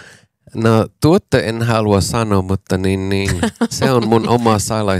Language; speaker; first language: Finnish; non-native, fluent; English